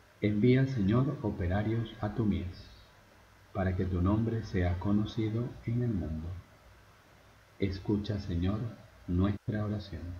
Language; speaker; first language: Spanish; native; Spanish